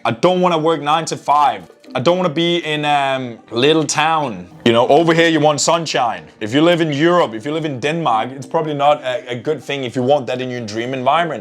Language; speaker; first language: English; non-native, fluent; Danish